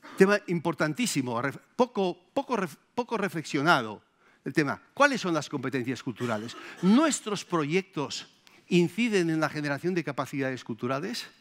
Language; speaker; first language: Spanish; native; Spanish